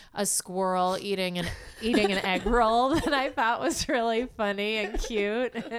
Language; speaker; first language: English; native; English